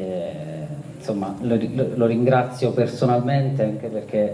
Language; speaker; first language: Italian; native; Italian